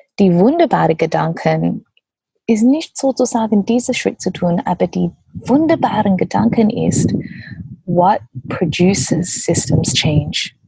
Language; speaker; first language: German; non-native, learner; English